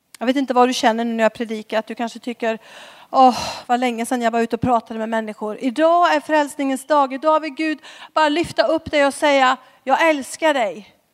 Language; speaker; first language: Swedish; native; Swedish